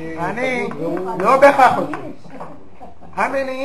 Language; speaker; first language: Hebrew; native; Hebrew